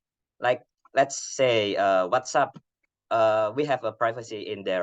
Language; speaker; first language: English; non-native, learner; Indonesian